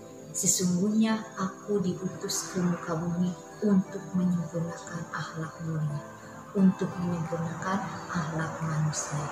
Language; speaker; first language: Indonesian; native; Indonesian